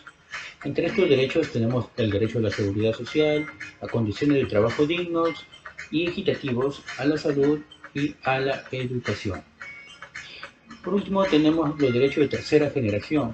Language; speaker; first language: Spanish; native; Spanish